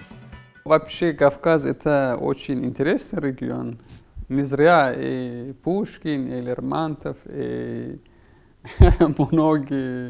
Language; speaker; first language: Russian; non-native, fluent; Persian